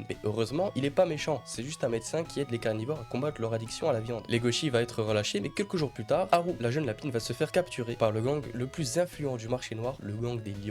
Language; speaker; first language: French; native; French